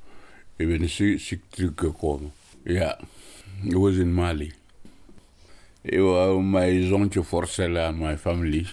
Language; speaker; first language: Dutch; non-native, learner; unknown